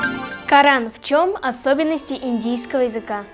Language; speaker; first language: Russian; native; Russian